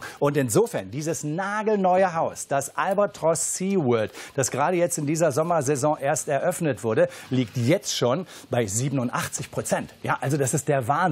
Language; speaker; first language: German; native; German